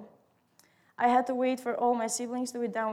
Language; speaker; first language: English; non-native, fluent; Albanian